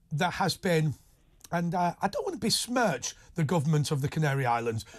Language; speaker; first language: English; native; English